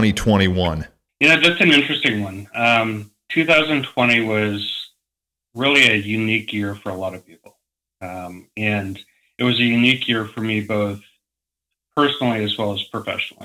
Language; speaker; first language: English; native; English